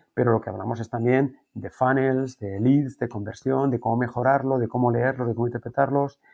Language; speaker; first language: Spanish; native; Spanish